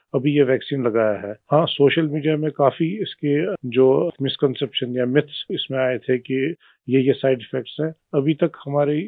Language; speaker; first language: Hindi; non-native, local second language; Kashmiri